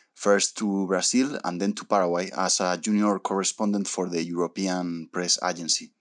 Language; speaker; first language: English; early bilingual, other home language; Spanish